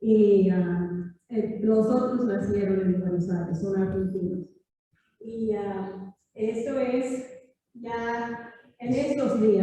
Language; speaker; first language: Spanish; non-native, fluent; English